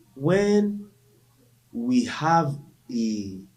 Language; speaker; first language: English; non-native, local second language; Yoruba